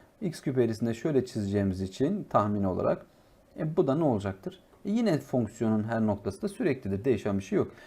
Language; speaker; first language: Turkish; native; Turkish